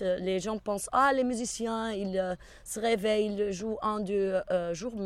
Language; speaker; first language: French; non-native, fluent; Portuguese